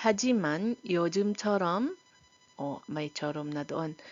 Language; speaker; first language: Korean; non-native, fluent; Iloko